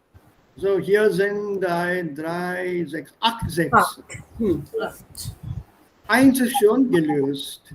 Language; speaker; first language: German; non-native, fluent; Hindi